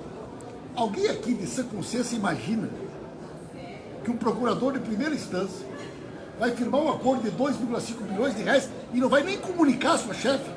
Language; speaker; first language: Portuguese; native; Portuguese